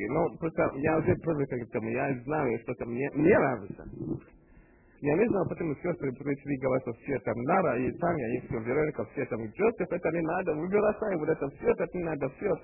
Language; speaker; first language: Russian; non-native, fluent; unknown